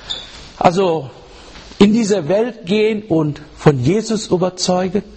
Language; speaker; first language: German; non-native, learner; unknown